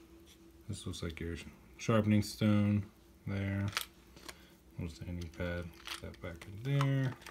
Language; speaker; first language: English; native; English